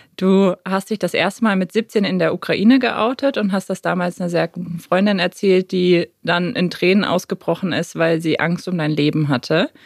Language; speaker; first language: German; native; German